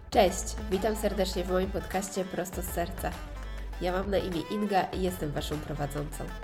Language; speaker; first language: Polish; native; Polish